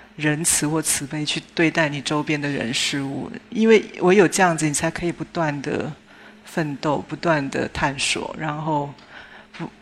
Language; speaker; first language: Chinese; native; Chinese